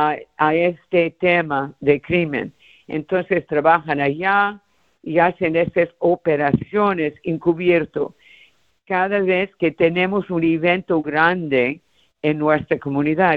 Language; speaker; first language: Spanish; early bilingual, heritage; Spanish